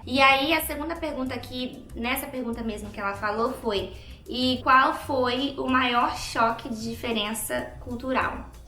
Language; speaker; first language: Portuguese; native; Portuguese